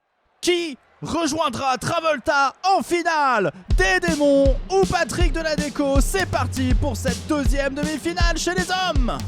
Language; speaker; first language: French; native; French